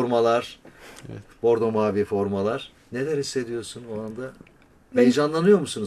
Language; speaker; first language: Turkish; native; Turkish